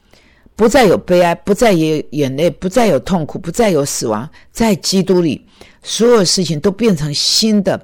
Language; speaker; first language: Chinese; native; Chinese